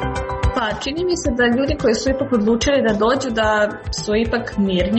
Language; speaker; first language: Serbian; native; Serbian